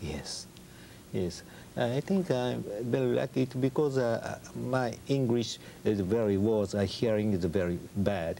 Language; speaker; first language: English; non-native, learner; Japanese